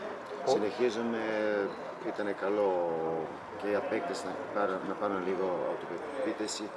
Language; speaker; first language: Greek; non-native, fluent; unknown